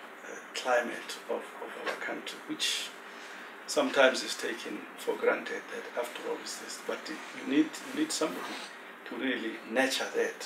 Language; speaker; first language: English; non-native, local second language; Tswana